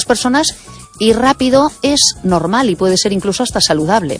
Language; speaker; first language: Spanish; native; Spanish